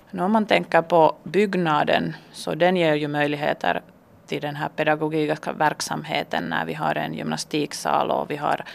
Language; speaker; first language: Swedish; non-native, local second language; Finnish